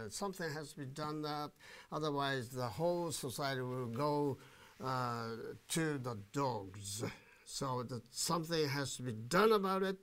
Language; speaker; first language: English; non-native, fluent; Japanese